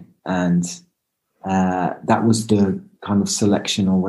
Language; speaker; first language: English; native; English